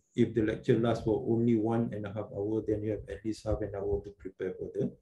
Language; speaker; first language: English; non-native, local second language; Malay